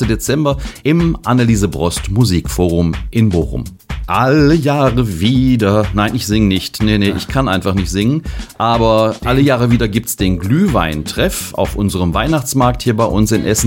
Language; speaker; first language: German; native; German